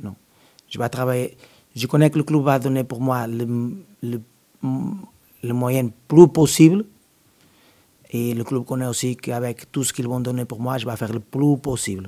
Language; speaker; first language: French; non-native, learner; Portuguese